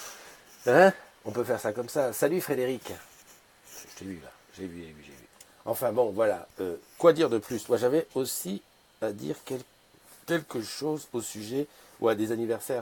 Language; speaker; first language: French; native; French